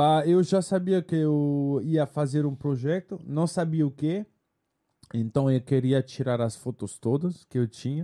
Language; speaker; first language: Portuguese; non-native, fluent; French